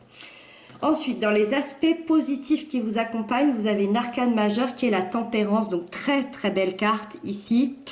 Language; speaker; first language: French; native; French